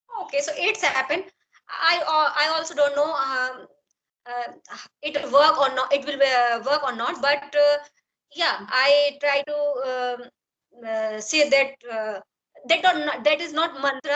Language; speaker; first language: English; non-native, learner; Hindi